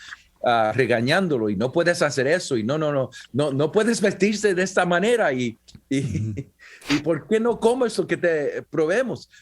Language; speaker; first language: Spanish; early bilingual, heritage; Spanish